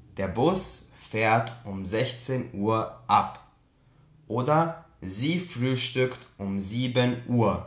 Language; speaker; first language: German; non-native, fluent; Albanian